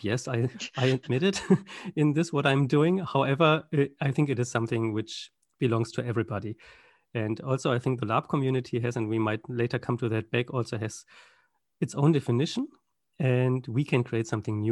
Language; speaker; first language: English; non-native, fluent; German